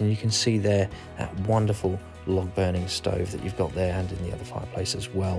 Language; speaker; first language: English; native; English